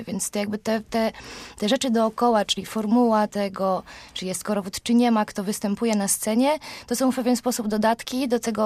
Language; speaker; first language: Polish; native; Polish